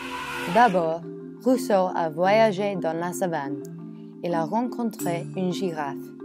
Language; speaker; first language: French; non-native, learner; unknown